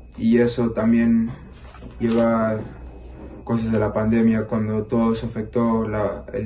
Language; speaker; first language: Spanish; early bilingual, heritage; Spanish